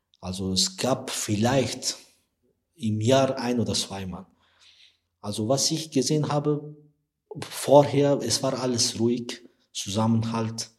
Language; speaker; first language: German; non-native, learner; Persian